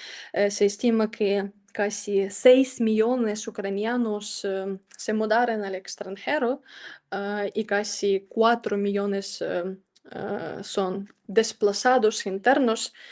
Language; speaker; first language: Spanish; non-native, fluent; Ukrainian